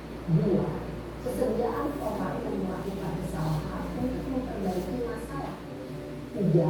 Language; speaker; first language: Indonesian; native; Indonesian